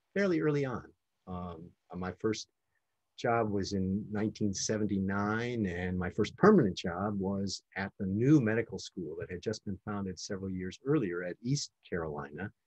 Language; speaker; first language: English; native; English